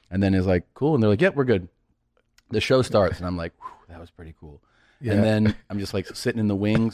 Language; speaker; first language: English; early bilingual, other home language; Spanish